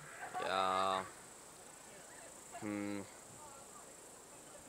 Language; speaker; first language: Estonian; early bilingual, other home language; English